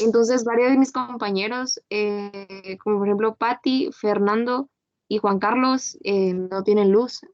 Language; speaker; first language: Spanish; native; Spanish